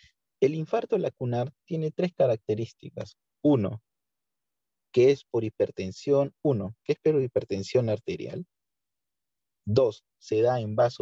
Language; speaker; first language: Spanish; native; Spanish